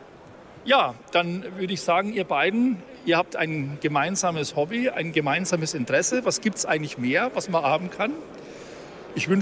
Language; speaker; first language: German; native; German